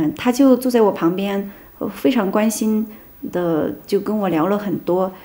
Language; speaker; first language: Chinese; native; Chinese